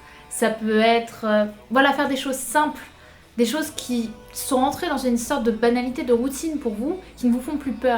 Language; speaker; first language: French; native; French